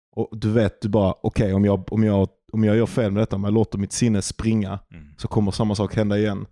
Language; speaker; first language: Swedish; native; Swedish